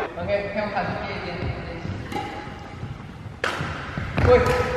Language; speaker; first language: Chinese; non-native, learner; Thai